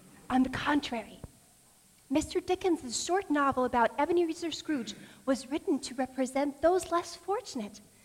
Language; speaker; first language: English; native; English